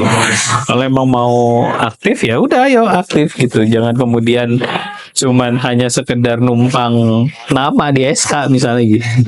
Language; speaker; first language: Indonesian; native; Indonesian